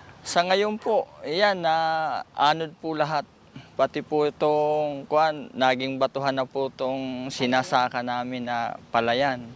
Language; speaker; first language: Filipino; non-native, local second language; Iloko